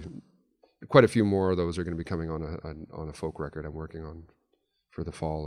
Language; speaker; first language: English; native; English